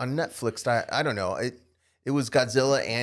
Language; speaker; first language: English; native; English